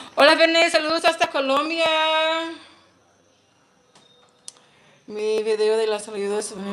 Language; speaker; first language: Spanish; non-native, learner; English